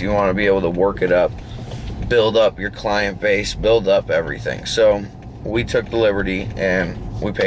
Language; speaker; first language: English; native; English